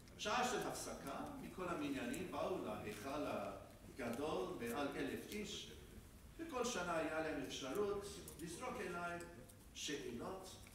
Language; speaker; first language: Hebrew; non-native, fluent; English